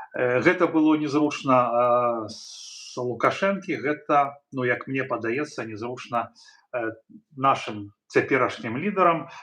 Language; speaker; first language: Belarusian; non-native, local second language; Russian